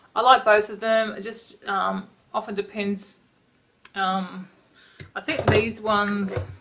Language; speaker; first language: English; native; English